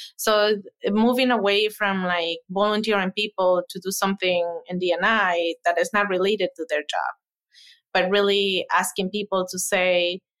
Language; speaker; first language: English; non-native, fluent; Spanish